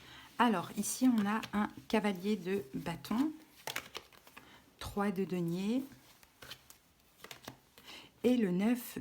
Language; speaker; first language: French; native; French